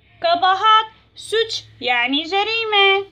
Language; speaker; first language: Turkish; non-native, learner; Arabic